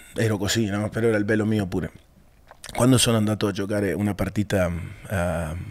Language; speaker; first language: Italian; non-native, fluent; Spanish